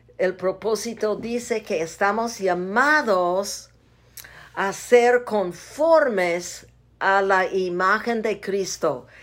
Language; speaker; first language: Spanish; non-native, fluent; English